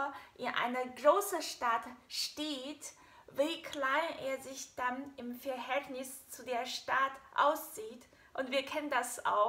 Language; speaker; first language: German; non-native, fluent; Chinese